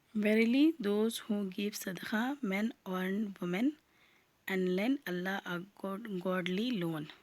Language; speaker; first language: English; non-native, local second language; Urdu